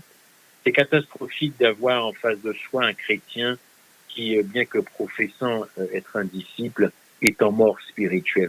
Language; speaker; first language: French; native; French